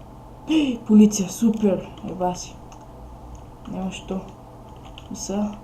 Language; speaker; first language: Bulgarian; native; Bulgarian